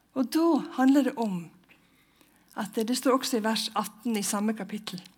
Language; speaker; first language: Norwegian; native; Norwegian